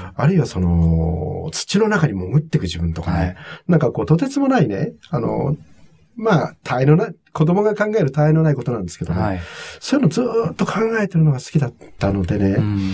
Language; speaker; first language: Japanese; native; Japanese